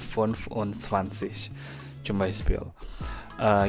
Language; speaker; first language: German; non-native, fluent; Indonesian